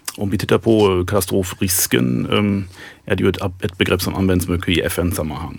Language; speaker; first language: Swedish; non-native, fluent; German